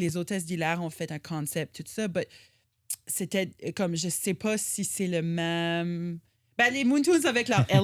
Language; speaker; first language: French; native; French